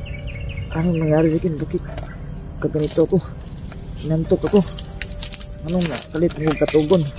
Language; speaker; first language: Filipino; non-native, local second language; Cebuano